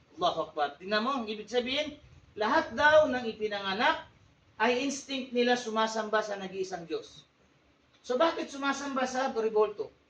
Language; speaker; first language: Filipino; non-native, local second language; Tausug